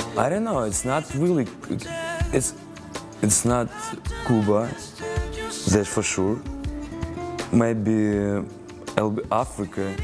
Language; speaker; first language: English; non-native, learner; Russian